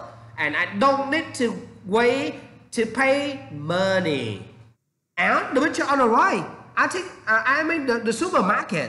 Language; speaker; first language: English; non-native, learner; Vietnamese